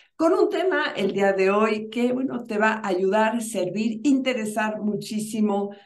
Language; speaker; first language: Spanish; native; Spanish